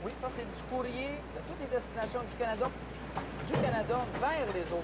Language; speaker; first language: French; native; French